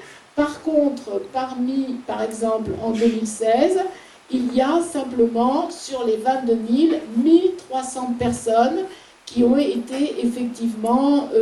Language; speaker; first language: French; native; French